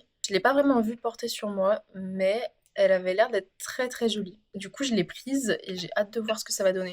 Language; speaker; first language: French; native; French